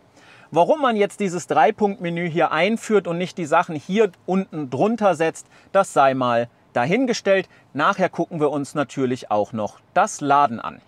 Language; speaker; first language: German; native; German